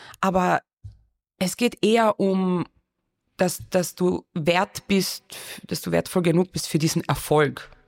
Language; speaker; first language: German; early bilingual, other home language; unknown